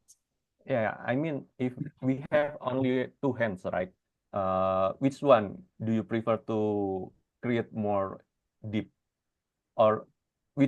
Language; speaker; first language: English; non-native, fluent; Indonesian